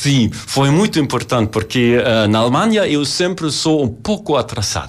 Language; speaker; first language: Portuguese; non-native, learner; German